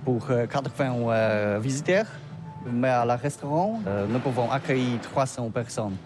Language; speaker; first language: French; non-native, learner; Polish